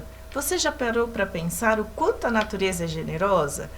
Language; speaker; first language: Portuguese; native; Portuguese